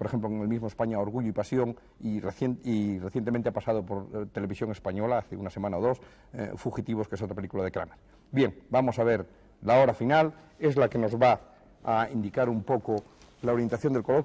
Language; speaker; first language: Spanish; native; Spanish